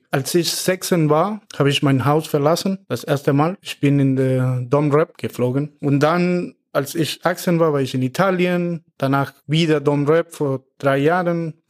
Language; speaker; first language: German; non-native, fluent; Spanish